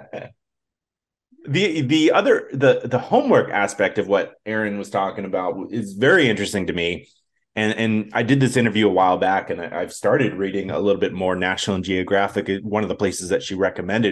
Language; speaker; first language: English; native; English